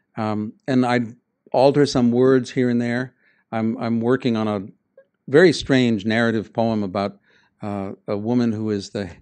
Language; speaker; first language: English; native; English